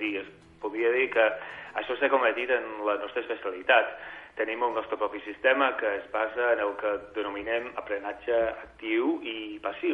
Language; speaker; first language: Catalan; non-native, fluent; English